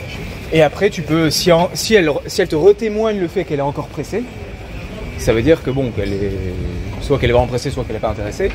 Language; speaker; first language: French; native; French